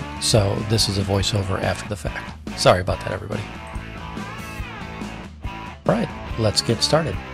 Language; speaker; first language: English; native; English